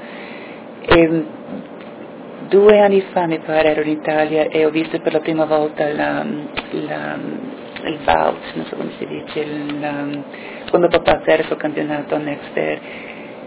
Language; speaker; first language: Italian; early bilingual, heritage; Italian